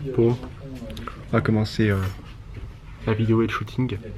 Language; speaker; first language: French; native; French